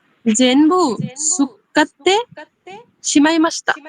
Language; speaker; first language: Japanese; non-native, learner; Bangla